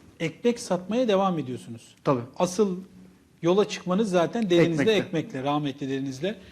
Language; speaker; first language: Turkish; native; Turkish